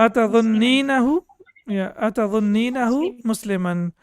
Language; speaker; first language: Arabic; non-native, fluent; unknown